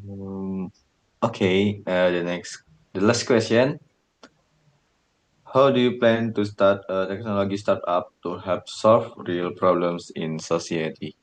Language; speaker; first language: English; non-native, learner; Indonesian